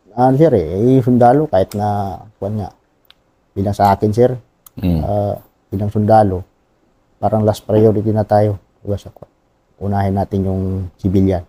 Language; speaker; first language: Filipino; non-native, local second language; Bikol